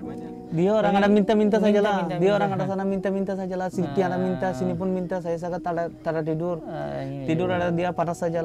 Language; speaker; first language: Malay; non-native, learner; Rohingya